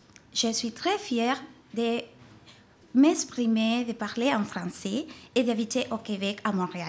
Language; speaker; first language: French; non-native, fluent; Spanish